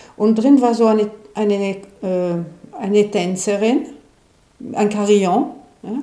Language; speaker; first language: German; non-native, fluent; Italian